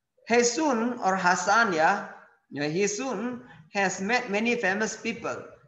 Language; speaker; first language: English; non-native, fluent; Indonesian